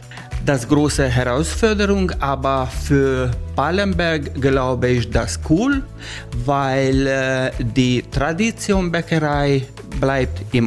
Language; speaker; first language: German; non-native, fluent; Hungarian